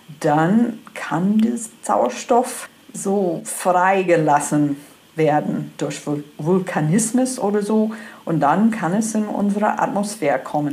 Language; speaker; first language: German; non-native, fluent; English